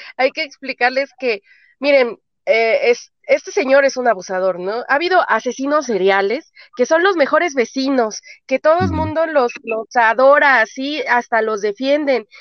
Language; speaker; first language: Spanish; native; Spanish